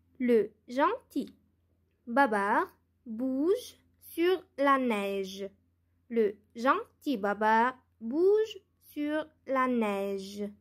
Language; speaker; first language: French; non-native, local second language; Arabic